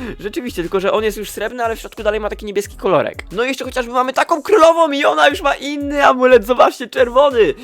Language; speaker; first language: Polish; native; Polish